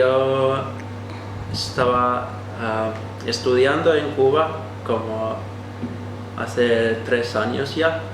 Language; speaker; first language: Spanish; non-native, learner; Finnish